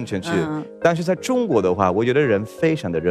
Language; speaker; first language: Chinese; non-native, fluent; Swedish